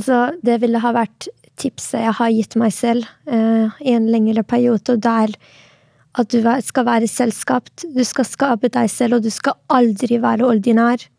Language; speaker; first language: Norwegian; early bilingual, other home language; Arabic